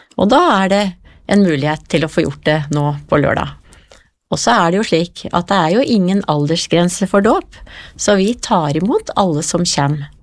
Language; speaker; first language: Norwegian; native; Norwegian